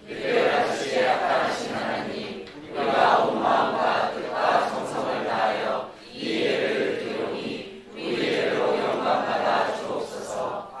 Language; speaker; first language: Korean; native; Korean